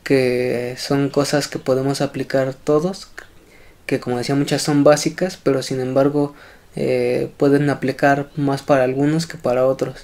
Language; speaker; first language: Spanish; native; Spanish